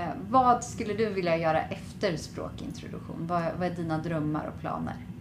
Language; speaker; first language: Swedish; native; Swedish